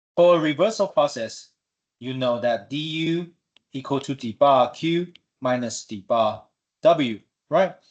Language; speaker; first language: English; non-native, fluent; Chinese